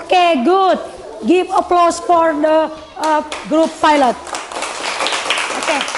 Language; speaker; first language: English; non-native, learner; Indonesian